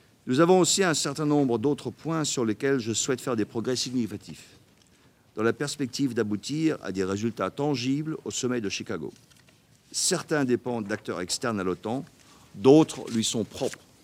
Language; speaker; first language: French; non-native, fluent; Danish